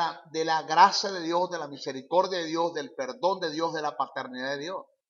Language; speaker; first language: Spanish; native; Spanish